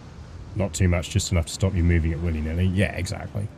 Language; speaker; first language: English; native; English